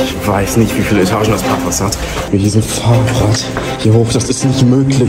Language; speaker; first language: German; native; German